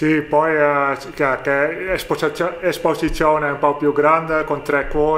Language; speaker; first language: Italian; non-native, learner; Dutch